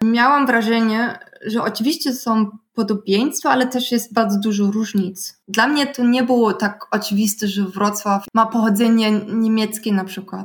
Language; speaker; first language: Polish; non-native, fluent; German